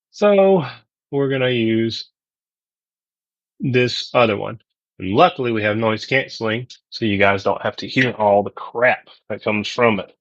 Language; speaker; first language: English; native; English